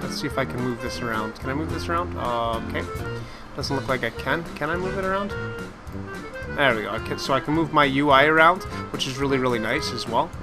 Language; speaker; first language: English; native; English